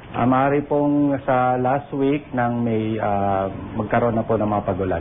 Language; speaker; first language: Filipino; native; Filipino